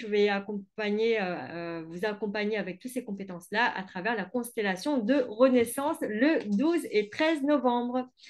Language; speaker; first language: French; non-native, fluent; Vietnamese